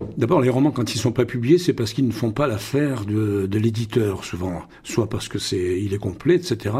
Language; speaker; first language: French; non-native, local second language; Russian